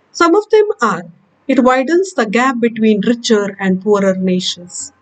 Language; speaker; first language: English; non-native, local second language; Kannada